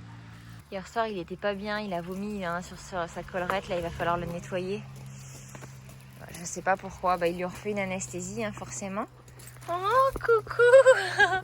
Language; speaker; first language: French; native; French